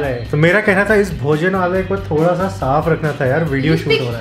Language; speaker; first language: Hindi; native; Hindi